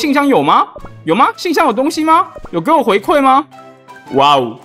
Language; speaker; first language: Chinese; native; Chinese